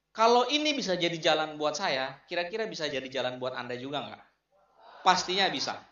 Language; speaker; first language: Indonesian; native; Indonesian